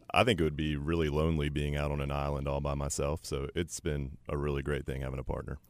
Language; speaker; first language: English; native; English